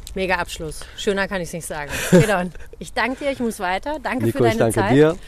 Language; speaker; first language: German; non-native, fluent; Greek